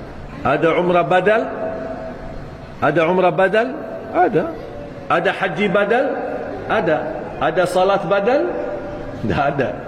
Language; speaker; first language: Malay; non-native, fluent; Arabic